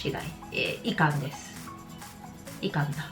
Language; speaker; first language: Japanese; non-native, fluent; English